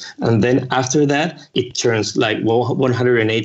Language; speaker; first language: English; non-native, fluent; Spanish